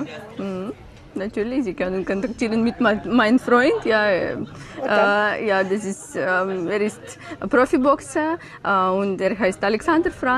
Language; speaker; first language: German; non-native, learner; Ukrainian